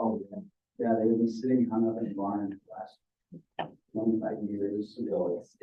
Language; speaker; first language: English; native; English